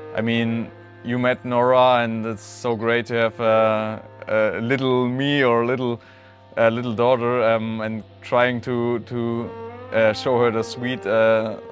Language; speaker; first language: English; non-native, fluent; German